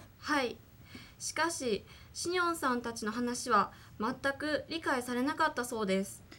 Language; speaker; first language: Japanese; native; Japanese